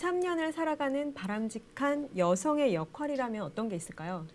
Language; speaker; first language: Korean; native; Korean